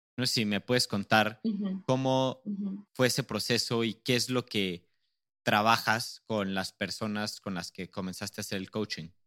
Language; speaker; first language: Spanish; native; Spanish